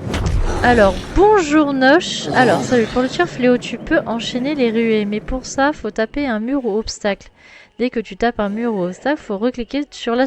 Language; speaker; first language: French; native; French